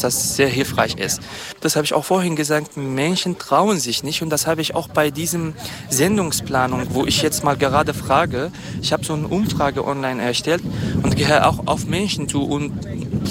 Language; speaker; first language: German; non-native, fluent; Kurdish